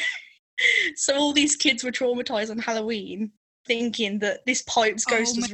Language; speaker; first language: English; native; English